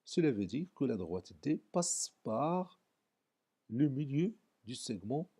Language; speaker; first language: French; non-native, local second language; Arabic